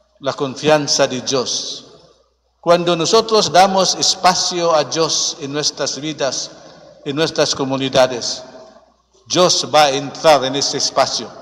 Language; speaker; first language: Spanish; non-native, fluent; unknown